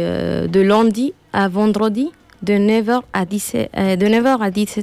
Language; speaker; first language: French; non-native, learner; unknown